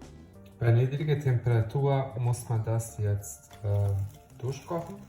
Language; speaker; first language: German; non-native, fluent; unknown